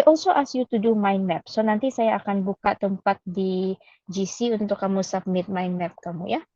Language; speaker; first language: Malay; native; Malay